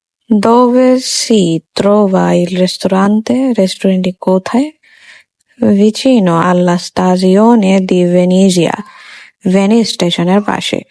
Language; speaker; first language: Italian; non-native, fluent; Bangla